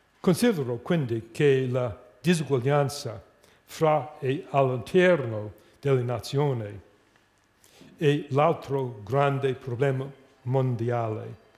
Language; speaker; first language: Italian; non-native, fluent; English